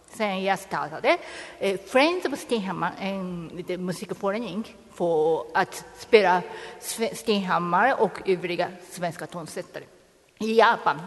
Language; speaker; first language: Swedish; non-native, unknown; Japanese